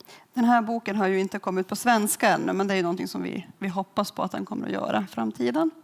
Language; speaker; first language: Swedish; native; Swedish